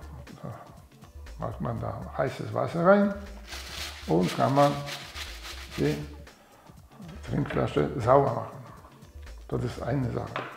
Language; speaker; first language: German; non-native, fluent; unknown